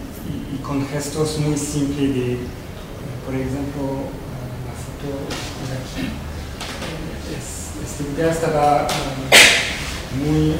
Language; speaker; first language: Spanish; non-native, fluent; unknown